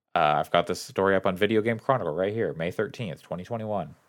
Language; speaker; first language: English; native; English